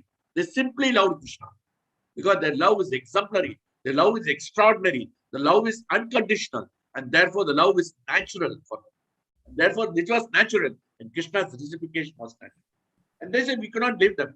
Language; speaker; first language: English; non-native, local second language; Hindi